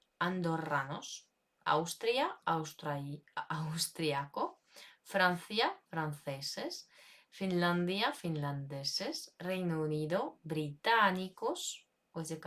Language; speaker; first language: Spanish; non-native, fluent; Ukrainian